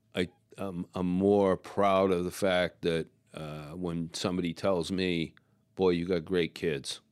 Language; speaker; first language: English; native; English